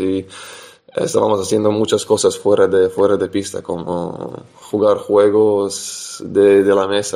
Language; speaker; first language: Spanish; non-native, fluent; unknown